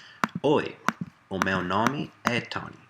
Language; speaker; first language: Portuguese; non-native, learner; English